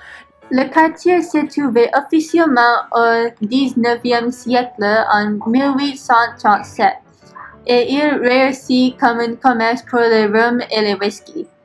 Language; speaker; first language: French; non-native, learner; English